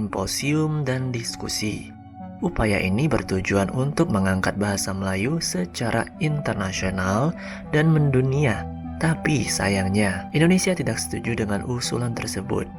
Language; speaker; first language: Indonesian; native; Indonesian